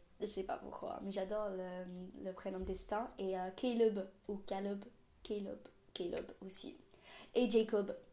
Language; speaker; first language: French; non-native, fluent; English